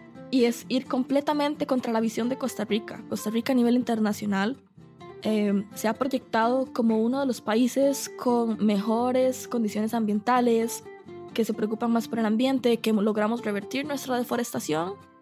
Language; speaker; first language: Spanish; native; Spanish